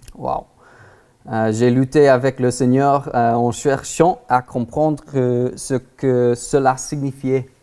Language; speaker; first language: French; non-native, learner; English